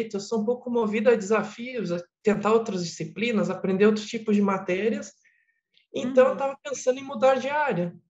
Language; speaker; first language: Portuguese; native; Portuguese